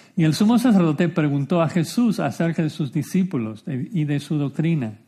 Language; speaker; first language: Spanish; non-native, fluent; English